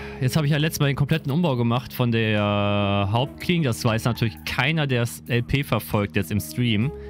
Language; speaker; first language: German; native; German